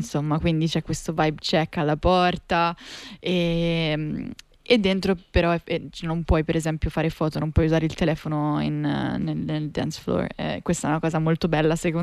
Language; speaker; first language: Italian; native; Italian